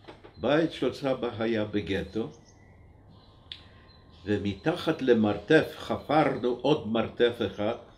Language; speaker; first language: Hebrew; non-native, fluent; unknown